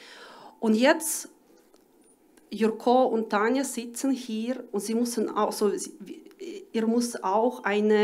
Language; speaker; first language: German; non-native, learner; Ukrainian